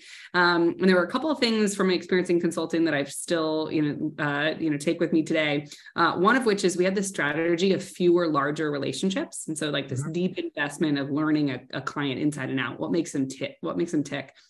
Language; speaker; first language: English; native; English